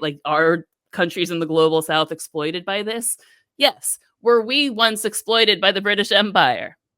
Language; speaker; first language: English; native; English